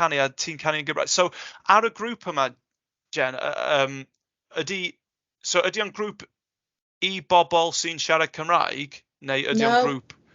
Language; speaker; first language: Welsh; non-native, local second language; English